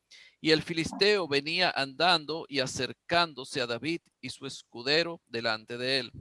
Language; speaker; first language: Spanish; native; Spanish